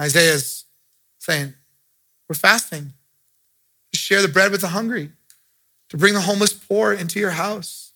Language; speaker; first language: English; native; English